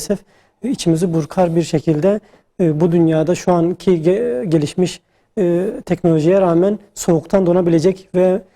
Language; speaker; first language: Turkish; native; Turkish